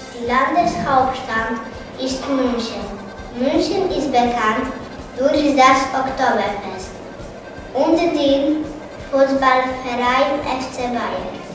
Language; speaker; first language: German; non-native, learner; Polish